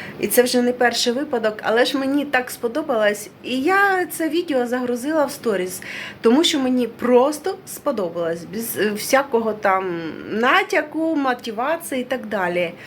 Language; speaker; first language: Ukrainian; non-native, local second language; Russian